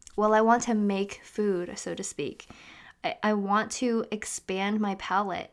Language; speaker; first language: English; native; English